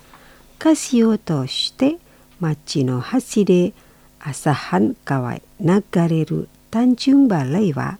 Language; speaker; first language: Japanese; non-native, fluent; Indonesian